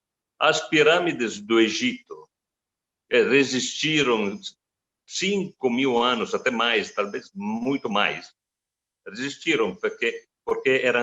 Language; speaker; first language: Portuguese; non-native, fluent; Italian